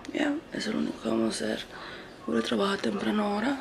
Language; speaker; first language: Spanish; early bilingual, heritage; Spanish